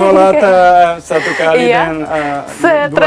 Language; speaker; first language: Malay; non-native, learner; Italian